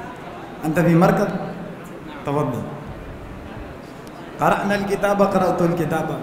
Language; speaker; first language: Arabic; non-native, fluent; Urdu